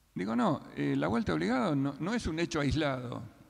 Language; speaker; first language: Spanish; native; Spanish